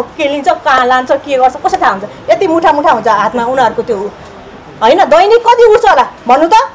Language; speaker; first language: Nepali; native; Nepali